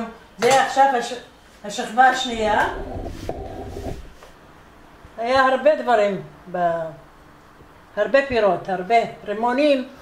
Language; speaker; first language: Hebrew; non-native, fluent; Arabic